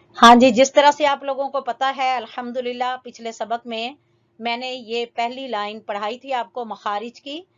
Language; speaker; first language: Urdu; native; Urdu